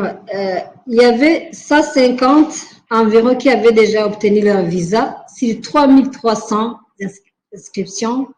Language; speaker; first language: French; non-native, local second language; Rundi